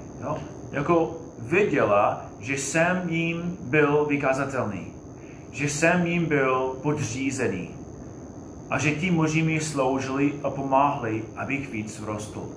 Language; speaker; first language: Czech; non-native, fluent; English